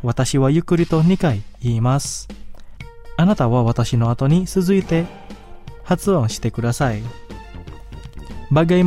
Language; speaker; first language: Japanese; non-native, fluent; Indonesian